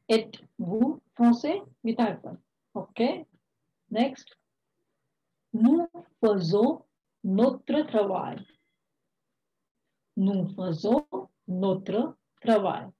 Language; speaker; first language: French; non-native, fluent; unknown